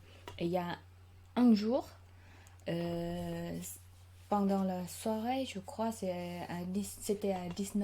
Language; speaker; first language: French; non-native, learner; Khmer